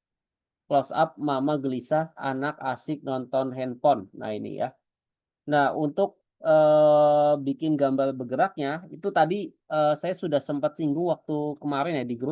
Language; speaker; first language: Indonesian; native; Indonesian